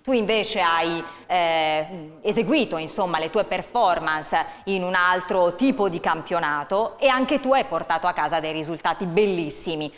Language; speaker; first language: Italian; native; Italian